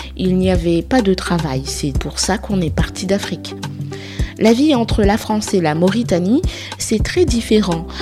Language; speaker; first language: French; non-native, learner; Soninke